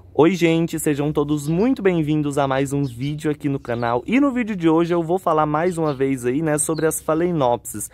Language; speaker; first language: Portuguese; native; Portuguese